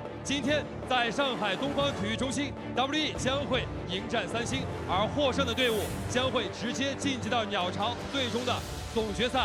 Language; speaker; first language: Chinese; native; Chinese